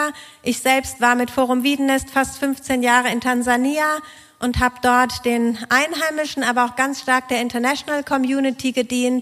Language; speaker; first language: German; native; German